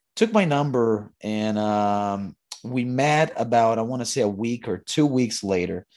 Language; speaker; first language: English; non-native, fluent; Portuguese